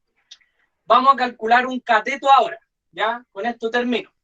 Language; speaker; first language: Spanish; native; Spanish